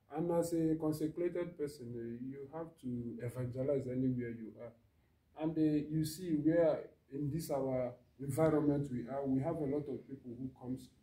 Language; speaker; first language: English; non-native, local second language; Igbo